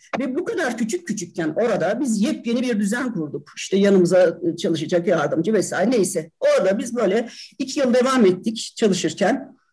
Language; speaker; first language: Turkish; native; Turkish